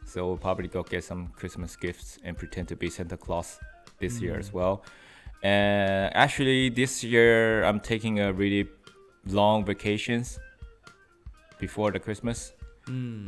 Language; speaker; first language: English; non-native, fluent; Chinese